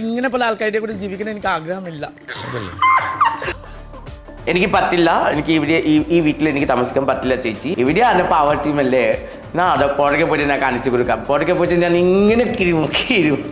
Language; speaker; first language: Malayalam; non-native, local second language; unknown